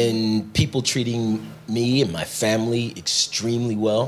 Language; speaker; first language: English; native; English